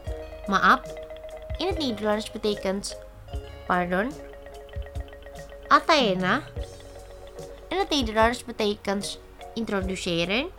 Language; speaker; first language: Dutch; non-native, learner; Indonesian